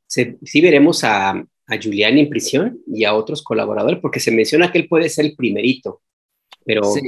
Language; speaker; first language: Spanish; native; Spanish